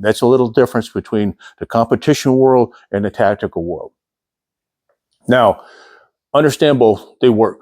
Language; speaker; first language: English; native; English